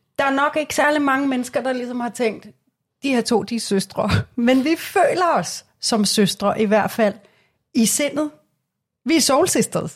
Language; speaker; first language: Danish; native; Danish